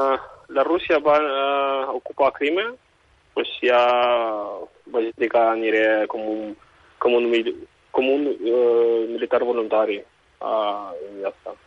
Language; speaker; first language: Catalan; non-native, fluent; Ukrainian